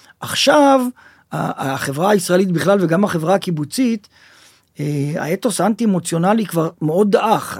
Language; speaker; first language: Hebrew; native; Hebrew